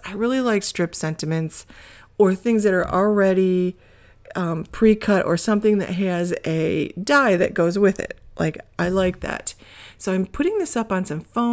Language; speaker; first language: English; native; English